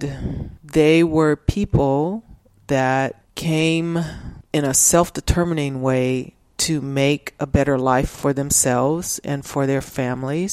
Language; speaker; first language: English; native; English